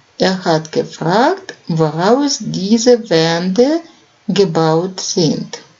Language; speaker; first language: German; non-native, fluent; Russian